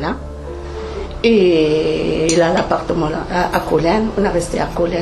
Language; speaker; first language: French; non-native, learner; Arabic